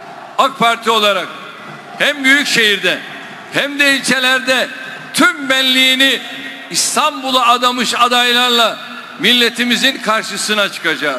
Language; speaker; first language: Turkish; native; Turkish